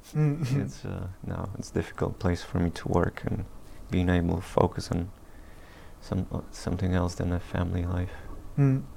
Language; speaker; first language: English; early bilingual, other home language; Polish